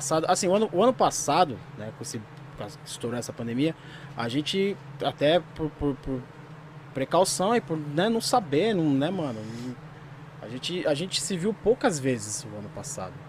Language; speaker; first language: Portuguese; native; Portuguese